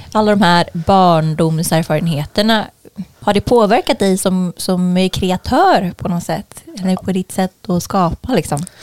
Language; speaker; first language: Swedish; native; Swedish